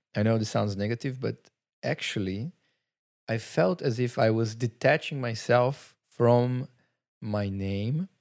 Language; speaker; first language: English; non-native, fluent; Portuguese